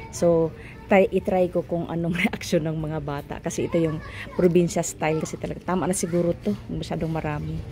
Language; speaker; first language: Filipino; non-native, local second language; Cebuano